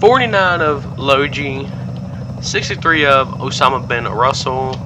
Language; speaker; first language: English; native; English